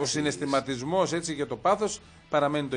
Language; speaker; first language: Greek; native; Greek